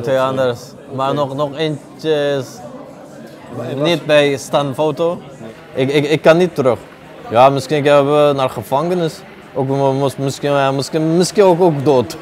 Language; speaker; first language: Dutch; non-native, local second language; Uyghur